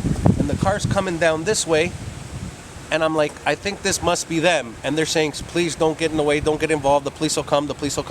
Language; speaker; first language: English; native; English